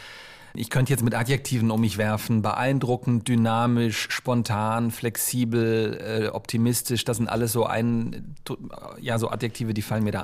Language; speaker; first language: German; native; German